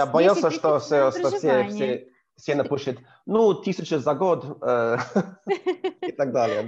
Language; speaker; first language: Russian; non-native, learner; English